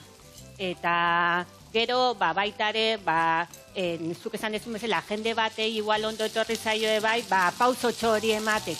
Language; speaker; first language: Basque; native; Basque